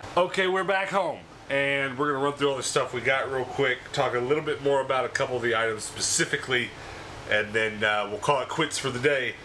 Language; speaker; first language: English; native; English